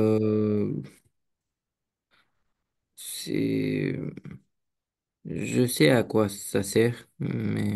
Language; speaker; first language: French; non-native, learner; Romanian